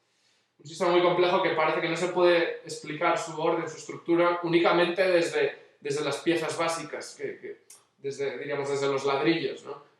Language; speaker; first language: Spanish; native; Spanish